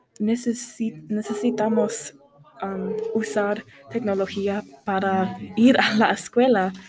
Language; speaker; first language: Spanish; non-native, learner; English